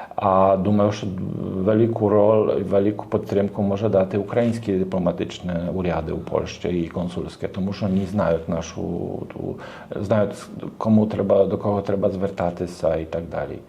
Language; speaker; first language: Ukrainian; non-native, learner; Polish